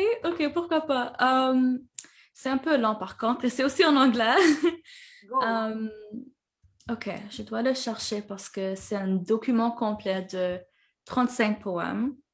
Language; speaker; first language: French; early bilingual, heritage; French